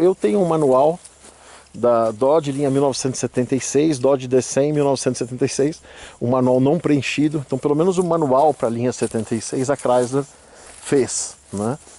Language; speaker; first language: Portuguese; native; Portuguese